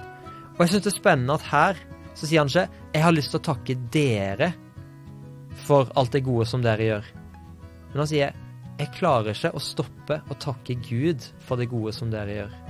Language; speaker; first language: Norwegian; native; Norwegian